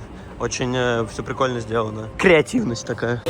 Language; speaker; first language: Russian; native; Russian